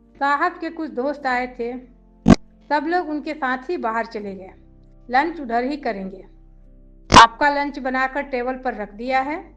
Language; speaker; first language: Hindi; native; Hindi